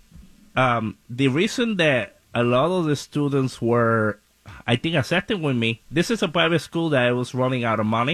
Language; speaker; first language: English; non-native, fluent; Spanish